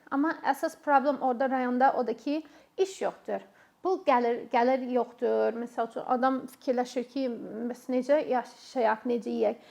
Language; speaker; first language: Azerbaijani; non-native, fluent; English